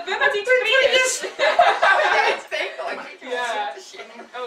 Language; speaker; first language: Dutch; non-native, local second language; Western Frisian